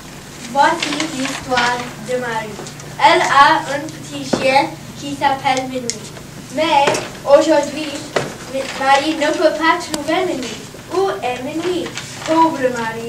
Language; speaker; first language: French; non-native, learner; English